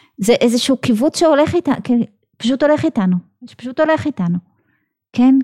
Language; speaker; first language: Hebrew; native; Hebrew